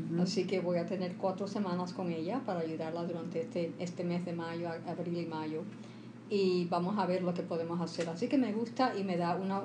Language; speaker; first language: Spanish; early bilingual, heritage; Spanish